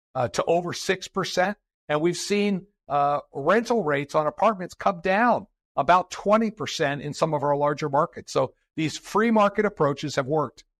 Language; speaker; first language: English; native; English